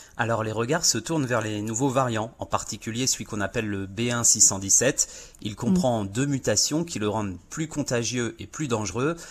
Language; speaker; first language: French; native; French